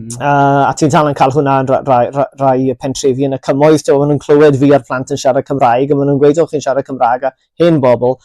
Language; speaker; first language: Welsh; native; Welsh